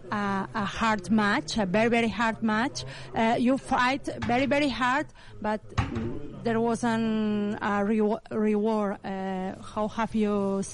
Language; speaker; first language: English; non-native, learner; Catalan